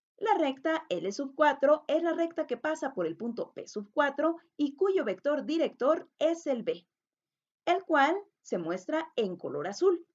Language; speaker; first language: Spanish; native; Spanish